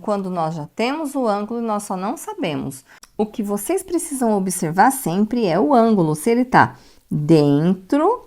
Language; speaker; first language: Portuguese; native; Portuguese